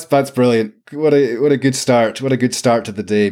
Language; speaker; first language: English; native; English